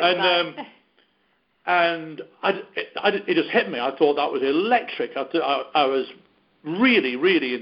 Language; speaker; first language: English; native; English